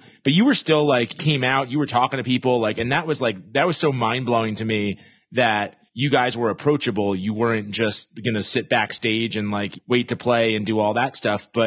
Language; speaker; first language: English; native; English